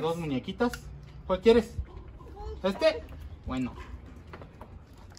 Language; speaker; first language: Spanish; native; Spanish